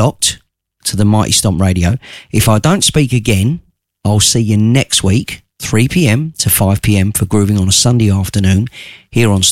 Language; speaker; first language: English; native; English